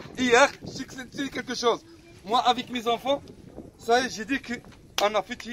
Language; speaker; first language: French; non-native, fluent; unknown